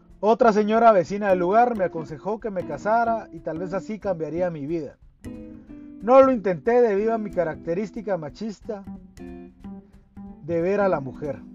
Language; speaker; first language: Spanish; native; Spanish